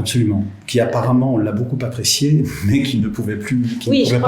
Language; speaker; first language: French; native; French